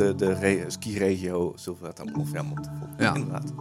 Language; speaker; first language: Dutch; native; Dutch